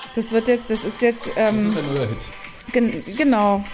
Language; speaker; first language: German; native; German